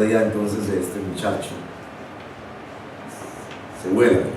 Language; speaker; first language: Spanish; native; Spanish